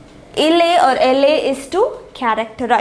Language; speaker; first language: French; non-native, fluent; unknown